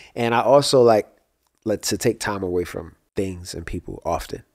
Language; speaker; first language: English; native; English